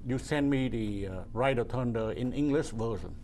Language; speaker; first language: English; non-native, learner; Vietnamese